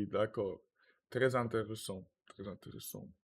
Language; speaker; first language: French; non-native, learner; Russian